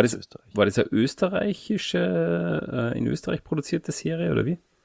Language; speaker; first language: German; native; German